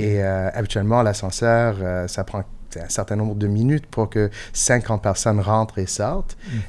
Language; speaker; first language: French; non-native, fluent; English